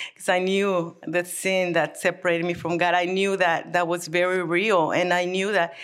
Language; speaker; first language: English; early bilingual, other home language; Spanish